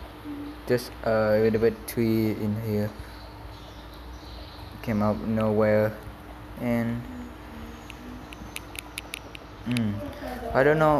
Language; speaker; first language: English; non-native, learner; Indonesian